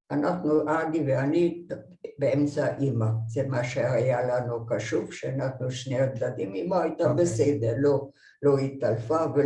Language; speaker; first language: Hebrew; non-native, fluent; Hungarian